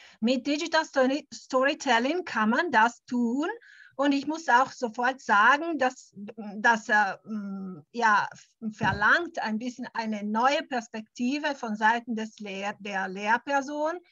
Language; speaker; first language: German; non-native, fluent; Italian